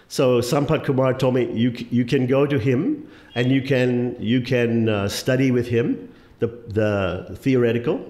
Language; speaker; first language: English; native; English